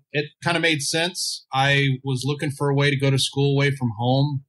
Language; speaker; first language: English; native; English